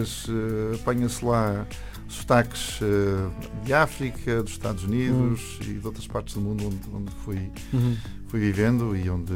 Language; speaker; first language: Portuguese; non-native, fluent; English